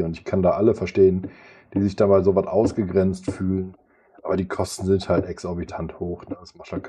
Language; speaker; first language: German; native; German